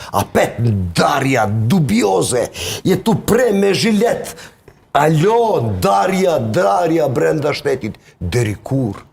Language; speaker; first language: Albanian; non-native, local second language; Serbian